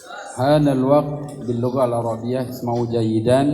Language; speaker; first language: Arabic; non-native, fluent; Indonesian